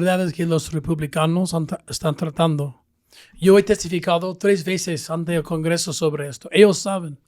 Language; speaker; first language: Spanish; non-native, fluent; English